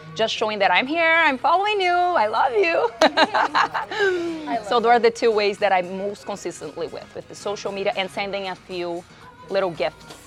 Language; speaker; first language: English; non-native, fluent; Portuguese